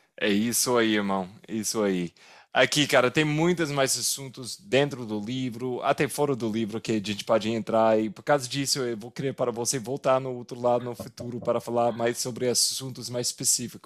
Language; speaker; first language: Portuguese; non-native, fluent; English